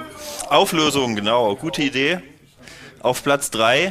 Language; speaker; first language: German; native; German